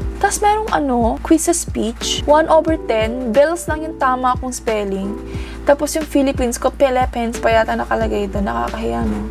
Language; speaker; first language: Filipino; early bilingual, heritage; Japanese